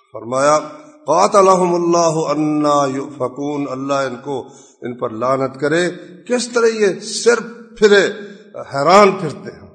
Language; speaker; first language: Urdu; non-native, local second language; Punjabi